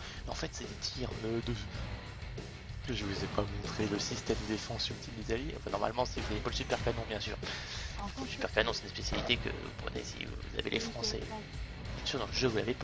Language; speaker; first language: French; native; French